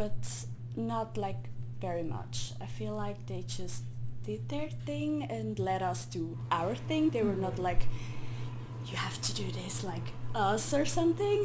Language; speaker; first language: English; non-native, fluent; Swiss German